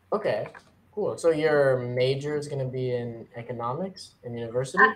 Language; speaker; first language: English; native; English